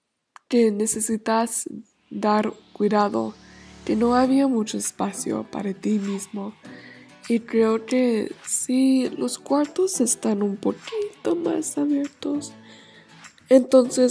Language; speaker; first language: Spanish; non-native, learner; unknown